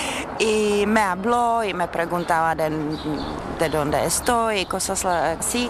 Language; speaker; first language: Spanish; non-native, fluent; Czech